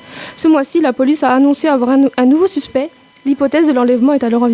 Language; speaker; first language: French; native; French